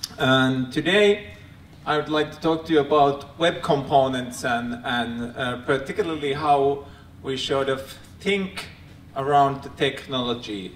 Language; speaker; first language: English; non-native, fluent; Finnish